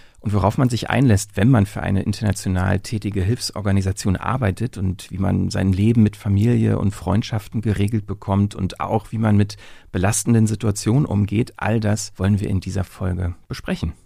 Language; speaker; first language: German; native; German